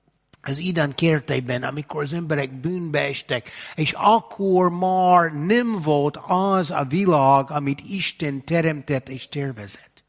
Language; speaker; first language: Hungarian; non-native, fluent; English